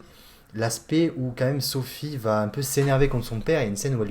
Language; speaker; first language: French; native; French